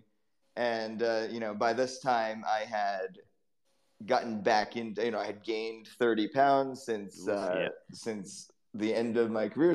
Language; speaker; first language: English; native; English